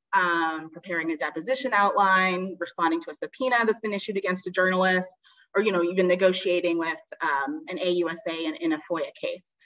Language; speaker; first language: English; native; English